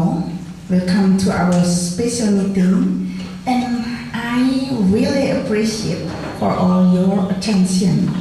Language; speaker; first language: English; non-native, learner; Indonesian